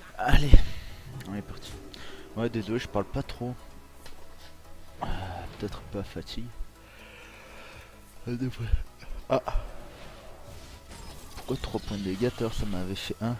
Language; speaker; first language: French; native; French